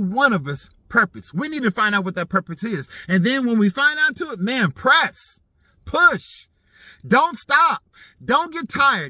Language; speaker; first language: English; native; English